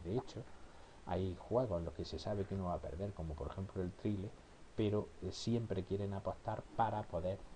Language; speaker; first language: Spanish; native; Spanish